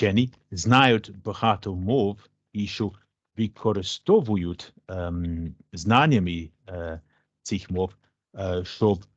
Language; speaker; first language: Ukrainian; non-native, learner; English